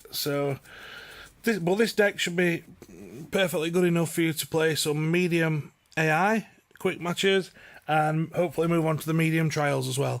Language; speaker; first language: English; native; English